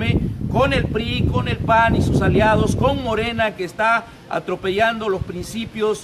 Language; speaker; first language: Spanish; native; Spanish